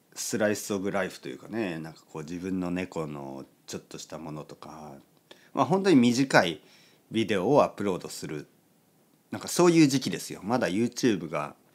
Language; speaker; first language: Japanese; native; Japanese